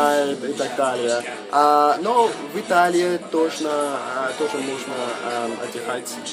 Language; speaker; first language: Russian; non-native, fluent; English